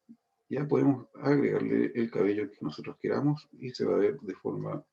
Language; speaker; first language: Spanish; native; Spanish